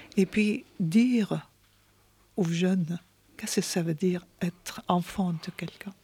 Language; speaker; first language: French; non-native, fluent; Arabic